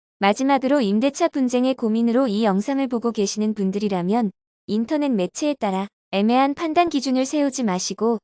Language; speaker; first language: Korean; native; Korean